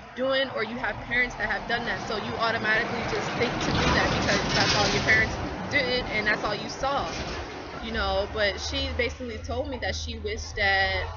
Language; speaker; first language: English; native; English